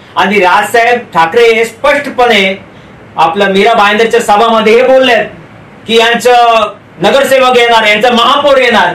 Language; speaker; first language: Marathi; non-native, local second language; Hindi